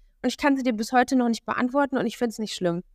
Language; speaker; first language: German; native; German